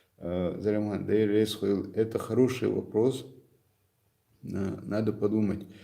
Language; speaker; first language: Russian; non-native, local second language; Chechen